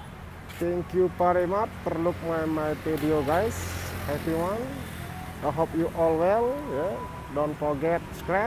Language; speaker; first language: English; non-native, learner; Indonesian